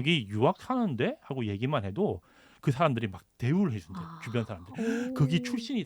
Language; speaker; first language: Korean; native; Korean